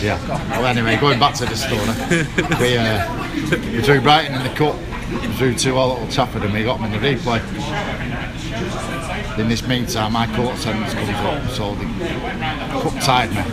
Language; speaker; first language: English; native; English